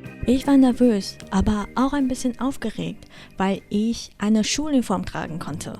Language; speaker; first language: German; early bilingual, heritage; German